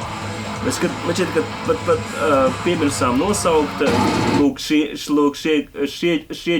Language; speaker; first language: Latvian; native; Latvian